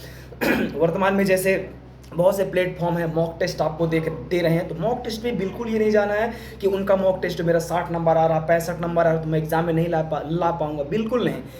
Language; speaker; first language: Hindi; native; Hindi